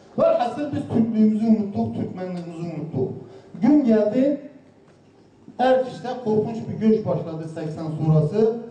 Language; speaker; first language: Turkish; native; Turkish